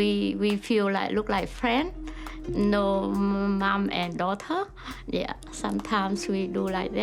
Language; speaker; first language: English; non-native, learner; Vietnamese